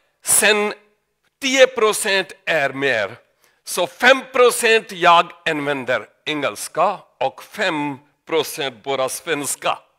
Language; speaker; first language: Swedish; non-native, learner; Urdu